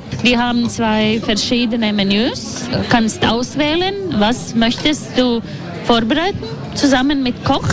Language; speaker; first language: German; non-native, learner; Latvian